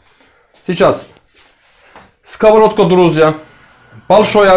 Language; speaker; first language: Russian; non-native, learner; Turkish